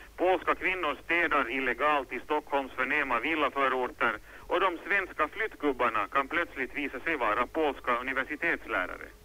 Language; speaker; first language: Swedish; native; Swedish